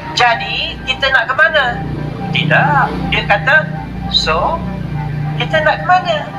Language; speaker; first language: Malay; native; Malay